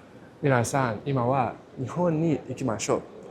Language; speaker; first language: Japanese; non-native, learner; English